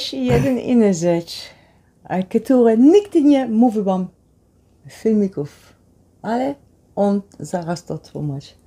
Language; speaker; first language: Polish; non-native, learner; Dutch